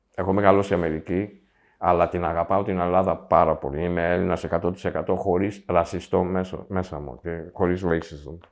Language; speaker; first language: Greek; early bilingual, heritage; Greek